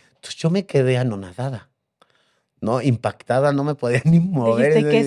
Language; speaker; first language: Spanish; native; Spanish